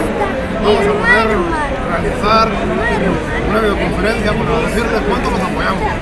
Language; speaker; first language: Spanish; native; Spanish